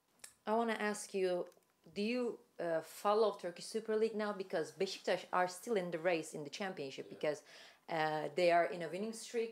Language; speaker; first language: English; non-native, fluent; Turkish